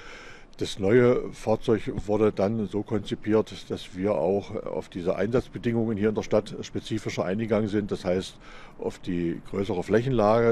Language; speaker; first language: German; native; German